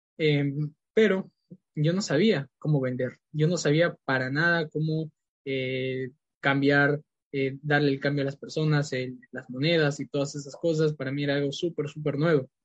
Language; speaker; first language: Spanish; native; Spanish